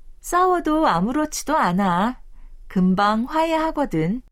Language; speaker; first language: Korean; non-native, fluent; Chinese